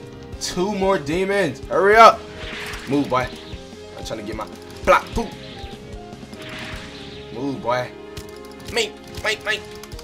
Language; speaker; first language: English; native; English